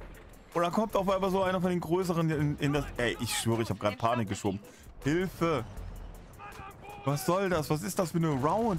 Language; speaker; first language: German; native; German